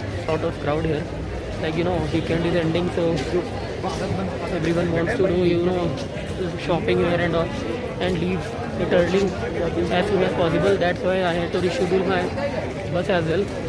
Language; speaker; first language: English; non-native, local second language; Hindi